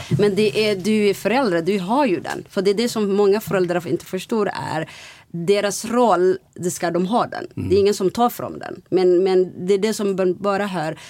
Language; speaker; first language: Swedish; non-native, fluent; Somali